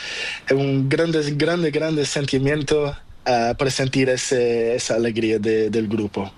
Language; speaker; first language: Spanish; non-native, learner; Portuguese